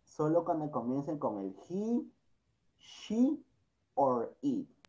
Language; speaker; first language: Spanish; native; Spanish